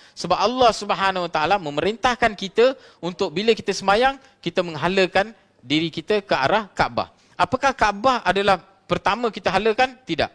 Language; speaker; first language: Malay; non-native, local second language; Tamil